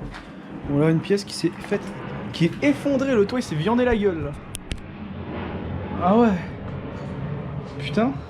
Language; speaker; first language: French; native; French